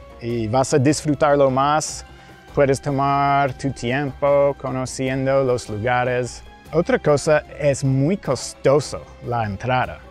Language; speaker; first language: Spanish; non-native, fluent; English